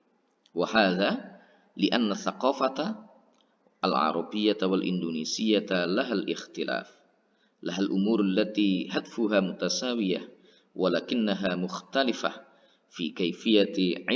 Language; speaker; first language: Arabic; non-native, fluent; Indonesian